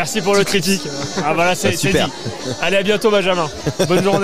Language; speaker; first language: French; native; French